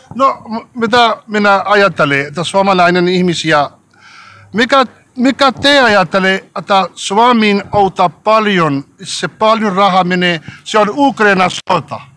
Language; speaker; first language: Finnish; non-native, learner; Punjabi